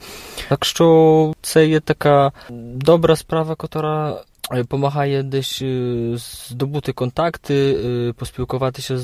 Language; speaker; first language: Ukrainian; early bilingual, heritage; Ukrainian